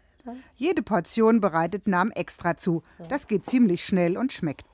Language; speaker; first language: German; native; German